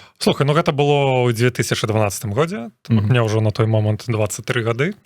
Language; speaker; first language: Belarusian; non-native, local second language; Russian